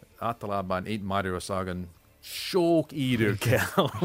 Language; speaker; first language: Hungarian; non-native, learner; English